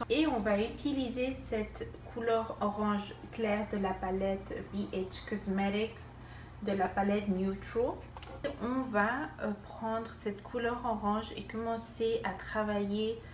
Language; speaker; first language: French; non-native, fluent; Spanish